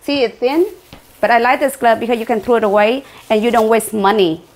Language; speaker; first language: English; non-native, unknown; Vietnamese